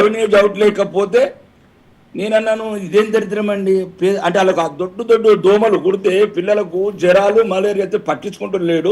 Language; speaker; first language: Telugu; native; Telugu